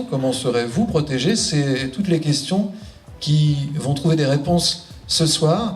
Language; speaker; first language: French; native; French